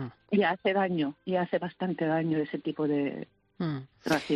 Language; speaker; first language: Spanish; early bilingual, heritage; Spanish